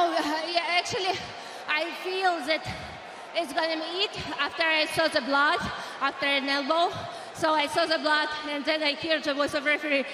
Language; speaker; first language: English; non-native, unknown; Russian